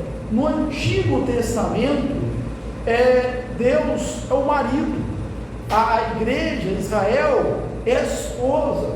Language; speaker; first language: Portuguese; native; Portuguese